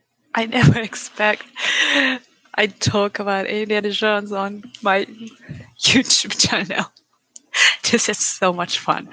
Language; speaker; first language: English; non-native, learner; Japanese